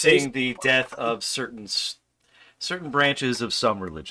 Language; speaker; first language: English; native; English